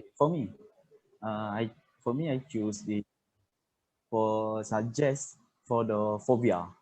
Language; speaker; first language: English; non-native, learner; Malay